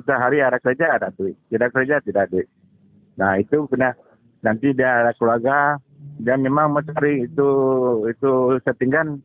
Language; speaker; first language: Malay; non-native, local second language; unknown